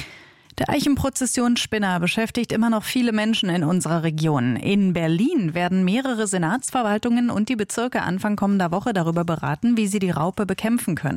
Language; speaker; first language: German; native; German